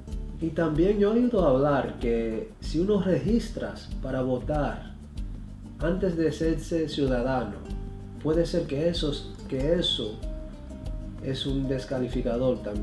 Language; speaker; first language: Spanish; early bilingual, heritage; Spanish